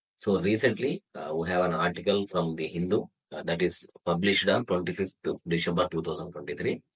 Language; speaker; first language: English; non-native, local second language; Telugu